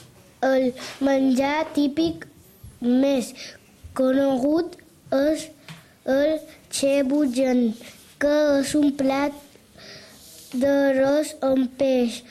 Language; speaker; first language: Catalan; early bilingual, other home language; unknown